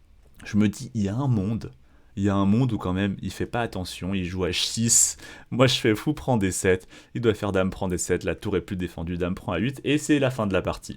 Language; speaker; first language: French; native; French